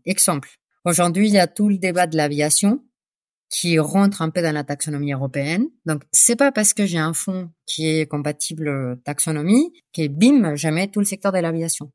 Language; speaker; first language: French; non-native, fluent; Spanish